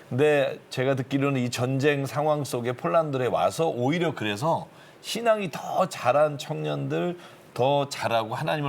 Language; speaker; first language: Korean; native; Korean